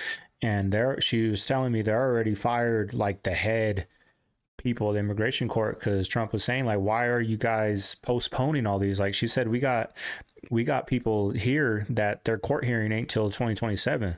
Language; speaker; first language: English; native; English